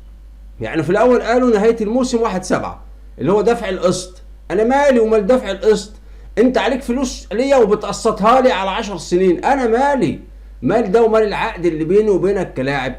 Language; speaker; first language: Arabic; native; Arabic